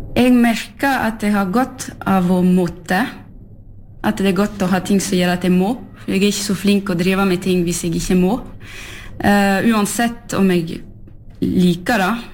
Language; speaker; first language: Norwegian; non-native, fluent; French